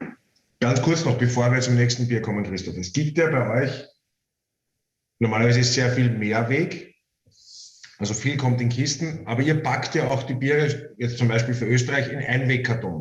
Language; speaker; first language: German; native; German